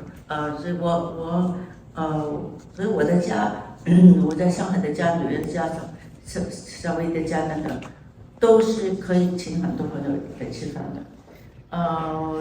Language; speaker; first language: Chinese; non-native, local second language; Cantonese